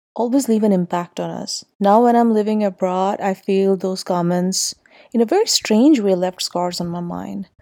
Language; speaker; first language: English; non-native, local second language; Urdu